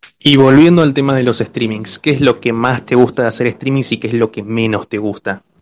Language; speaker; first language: Spanish; native; Spanish